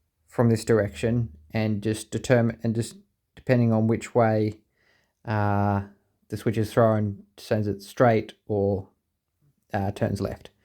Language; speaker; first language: English; native; English